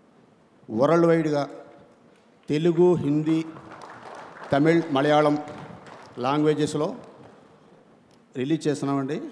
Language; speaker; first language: Telugu; native; Telugu